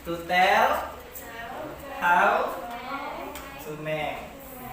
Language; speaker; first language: English; non-native, learner; Indonesian